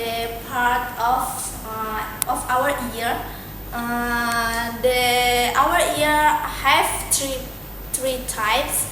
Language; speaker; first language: English; non-native, learner; Indonesian